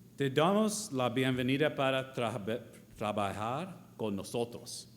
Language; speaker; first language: Spanish; non-native, learner; English